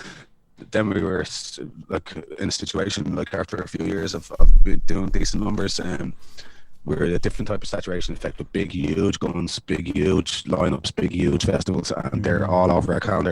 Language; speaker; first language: English; native; English